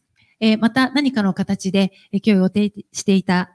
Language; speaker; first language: Japanese; native; Japanese